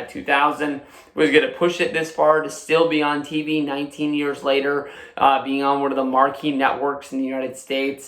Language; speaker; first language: English; native; English